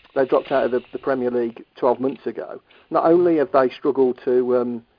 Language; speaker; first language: English; native; English